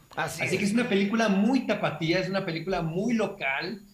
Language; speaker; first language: Spanish; native; Spanish